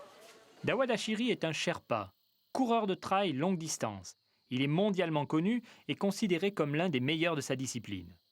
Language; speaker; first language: French; native; French